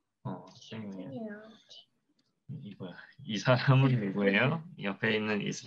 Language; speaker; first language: Korean; non-native, learner; Thai